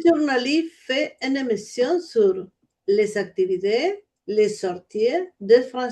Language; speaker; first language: French; non-native, learner; Spanish